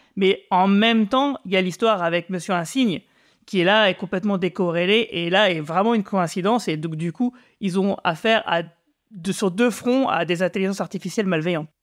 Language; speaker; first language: French; native; French